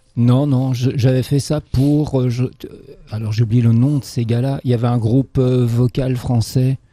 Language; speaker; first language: French; native; French